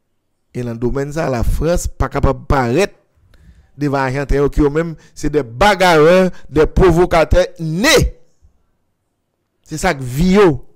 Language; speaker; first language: French; non-native, local second language; Haitian Creole